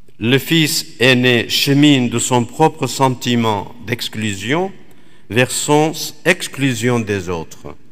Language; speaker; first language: French; non-native, fluent; Assyrian Neo-Aramaic